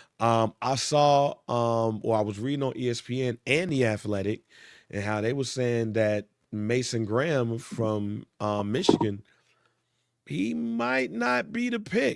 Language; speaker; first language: English; native; English